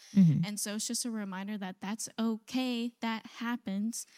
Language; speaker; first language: English; native; English